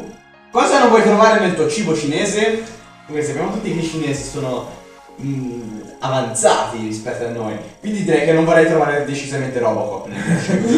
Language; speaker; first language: Italian; native; Italian